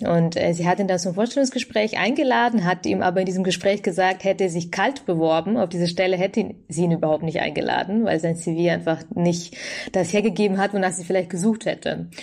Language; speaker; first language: German; early bilingual, other home language; Russian